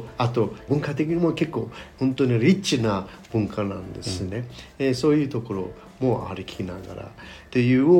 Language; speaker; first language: Japanese; non-native, fluent; Nepali